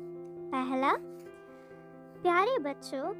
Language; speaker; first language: Hindi; native; Hindi